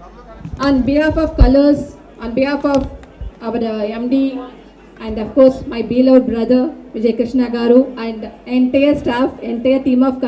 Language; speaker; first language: Telugu; native; Telugu